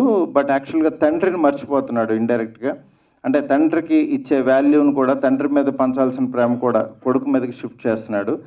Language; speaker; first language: Telugu; native; Telugu